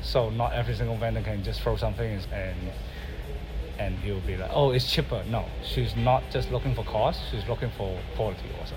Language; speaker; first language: English; non-native, local second language; Cantonese